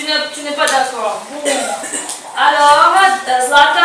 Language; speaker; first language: French; non-native, fluent; Ukrainian